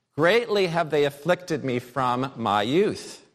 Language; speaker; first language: English; native; English